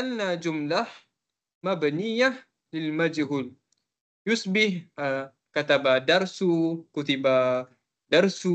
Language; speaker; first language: Arabic; non-native, learner; Malay